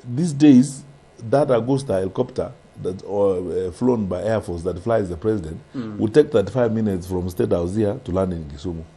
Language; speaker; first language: English; non-native, local second language; Gusii